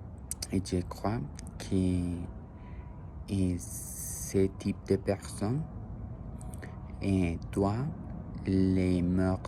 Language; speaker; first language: French; non-native, learner; Spanish